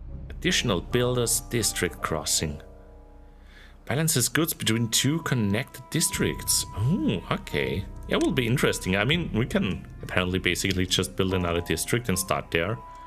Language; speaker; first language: English; non-native, fluent; German